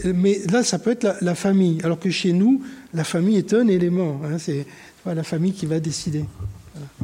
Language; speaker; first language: French; native; French